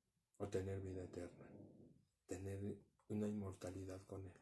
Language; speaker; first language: Spanish; native; Spanish